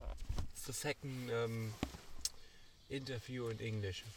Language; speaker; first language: English; non-native, learner; German